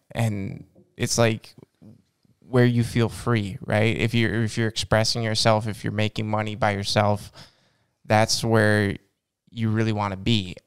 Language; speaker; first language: Norwegian; non-native, learner; English